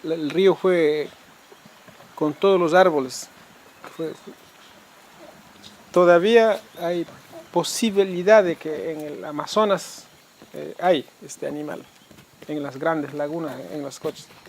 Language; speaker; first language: Spanish; non-native, local second language; Quechua